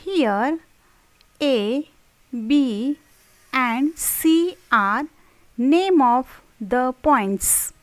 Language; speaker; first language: English; non-native, local second language; Marathi